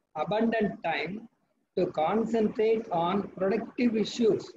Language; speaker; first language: English; non-native, local second language; Tamil